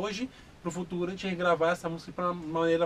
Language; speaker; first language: Portuguese; native; Portuguese